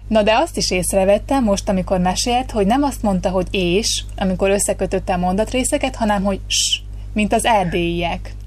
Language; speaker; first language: Hungarian; native; Hungarian